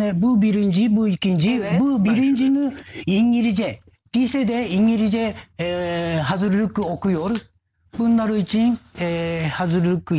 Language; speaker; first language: Turkish; non-native, learner; Japanese